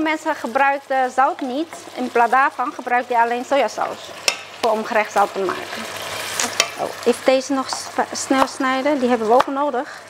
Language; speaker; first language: Dutch; non-native, fluent; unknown